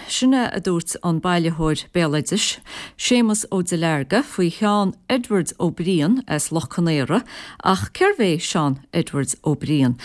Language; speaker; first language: Irish; native; Irish